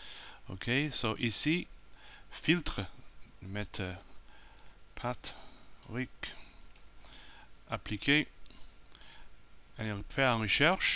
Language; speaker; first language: French; non-native, learner; English